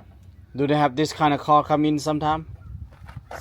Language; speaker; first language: English; non-native, fluent; Lao